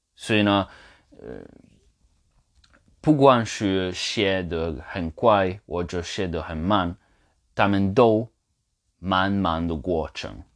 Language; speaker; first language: Chinese; non-native, learner; French